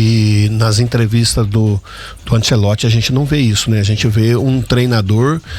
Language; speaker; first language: Portuguese; native; Portuguese